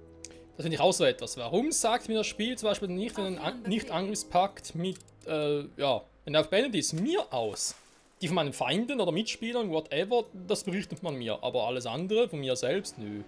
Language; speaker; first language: German; native; German